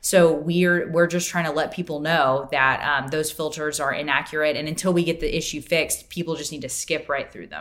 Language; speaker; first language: English; native; English